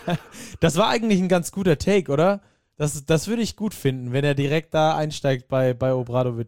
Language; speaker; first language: German; native; German